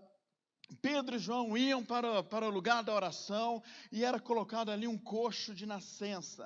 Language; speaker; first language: Portuguese; native; Portuguese